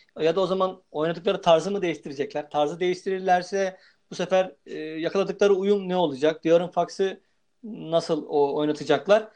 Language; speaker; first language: Turkish; native; Turkish